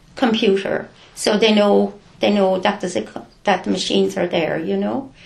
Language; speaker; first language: English; native; English